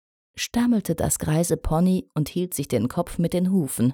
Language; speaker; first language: German; native; German